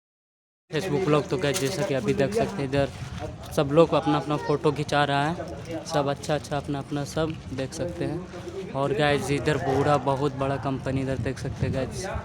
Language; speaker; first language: Hindi; non-native, local second language; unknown